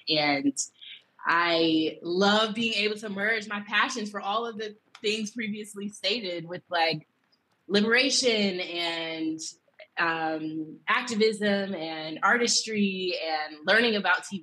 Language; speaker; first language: English; native; English